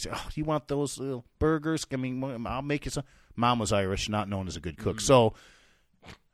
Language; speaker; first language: English; native; English